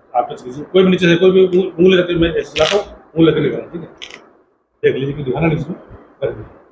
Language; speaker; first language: Hindi; non-native, local second language; Punjabi